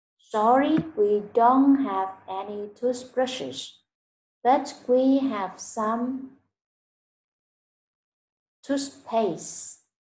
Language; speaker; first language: English; non-native, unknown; Vietnamese